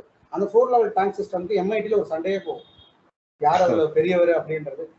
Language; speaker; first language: Tamil; native; Tamil